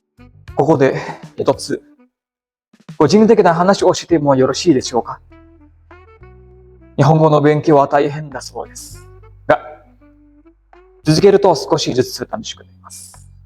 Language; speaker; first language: Japanese; non-native, learner; Indonesian